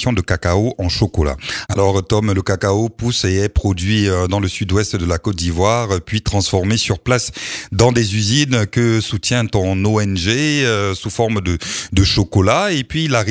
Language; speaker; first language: French; native; French